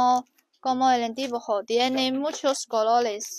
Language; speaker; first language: Spanish; non-native, learner; Chinese